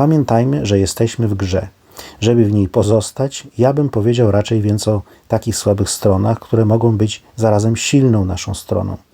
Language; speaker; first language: Polish; native; Polish